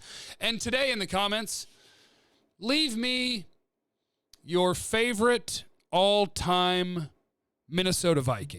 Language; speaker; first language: English; native; English